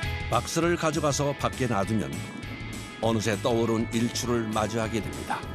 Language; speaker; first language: Korean; native; Korean